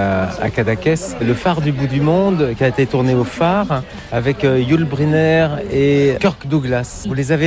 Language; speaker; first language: French; native; French